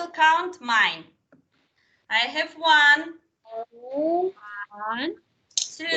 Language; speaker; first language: English; non-native, fluent; Spanish